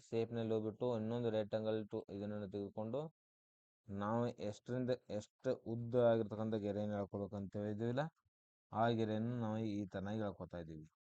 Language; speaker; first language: Kannada; native; Kannada